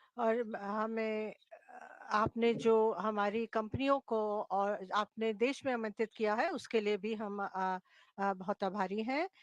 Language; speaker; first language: Hindi; native; Hindi